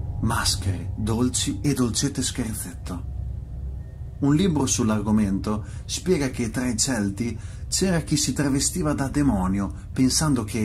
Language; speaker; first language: Italian; native; Italian